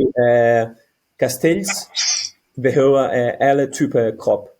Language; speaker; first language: Danish; non-native, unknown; Catalan